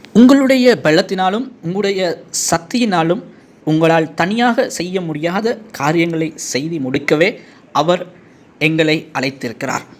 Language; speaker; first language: Tamil; non-native, fluent; English